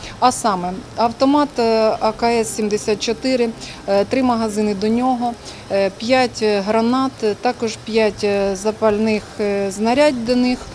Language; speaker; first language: Ukrainian; native; Ukrainian